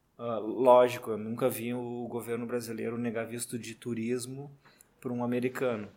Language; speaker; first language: Portuguese; native; Portuguese